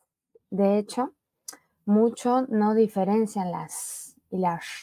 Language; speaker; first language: Spanish; early bilingual, other home language; Chinese